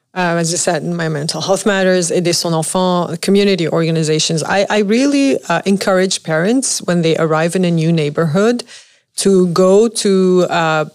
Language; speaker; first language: English; non-native, fluent; Arabic